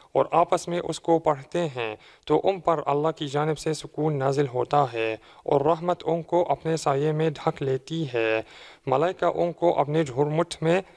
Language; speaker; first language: Urdu; non-native, fluent; Arabic